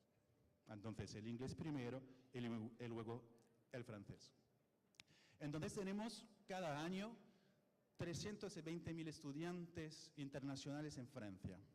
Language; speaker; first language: Spanish; non-native, fluent; French